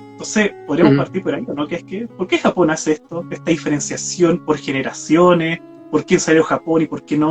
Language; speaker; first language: Spanish; native; Spanish